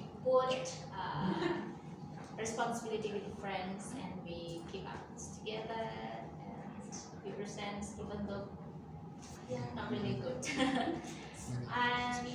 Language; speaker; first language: English; non-native, learner; Indonesian